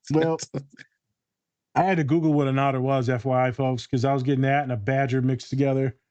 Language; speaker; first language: English; native; English